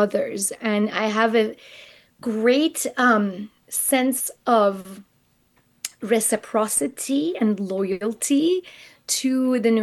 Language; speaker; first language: English; non-native, fluent; Persian